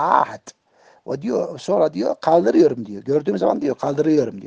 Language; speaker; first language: Turkish; native; Turkish